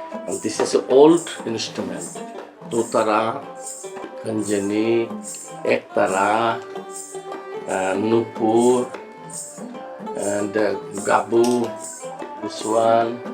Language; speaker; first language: English; non-native, learner; Bangla